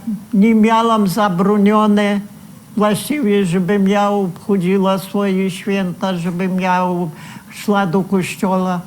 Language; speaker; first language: Polish; early bilingual, heritage; Polish